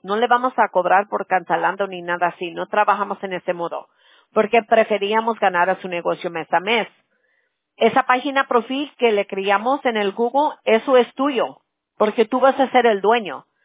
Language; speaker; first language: Spanish; early bilingual, heritage; Spanish